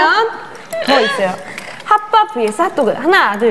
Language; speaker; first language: Korean; native; Korean